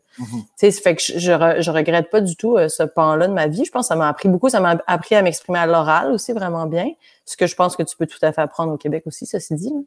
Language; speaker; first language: French; native; French